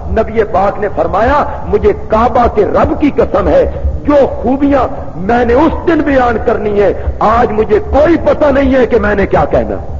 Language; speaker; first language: Urdu; non-native, local second language; Punjabi